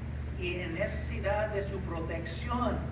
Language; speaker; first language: Spanish; early bilingual, heritage; English